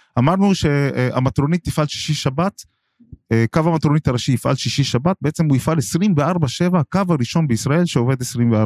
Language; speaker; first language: Hebrew; non-native, local second language; Arabic